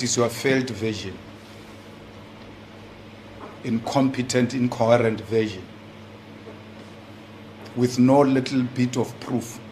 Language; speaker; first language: English; non-native, local second language; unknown